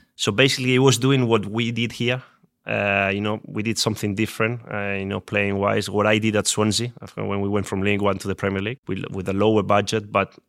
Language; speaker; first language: English; non-native, fluent; Spanish